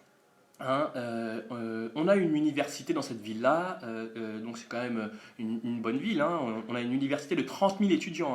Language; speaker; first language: French; native; French